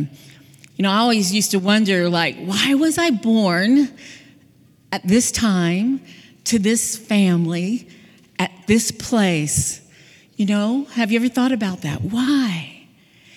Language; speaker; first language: English; native; English